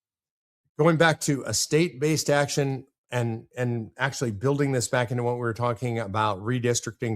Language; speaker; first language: English; native; English